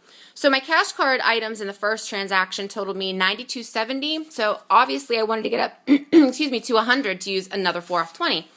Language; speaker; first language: English; native; English